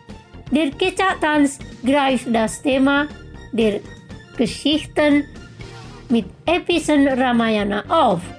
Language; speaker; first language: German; non-native, fluent; Indonesian